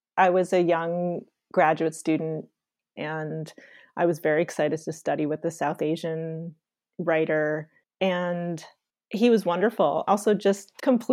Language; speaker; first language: English; native; English